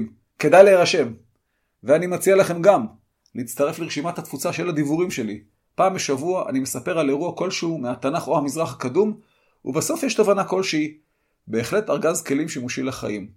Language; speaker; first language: Hebrew; native; Hebrew